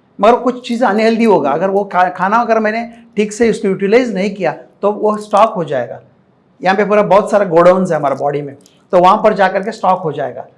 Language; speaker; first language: Hindi; non-native, local second language; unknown